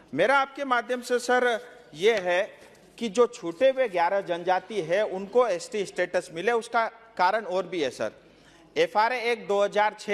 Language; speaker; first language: Hindi; non-native, local second language; Nepali